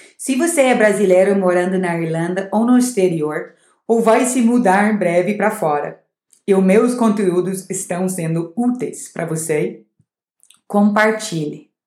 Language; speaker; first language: Portuguese; non-native, fluent; English